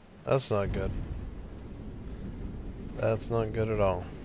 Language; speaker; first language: English; native; English